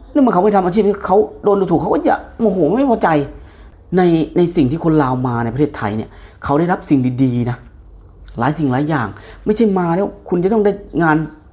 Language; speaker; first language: Thai; native; Thai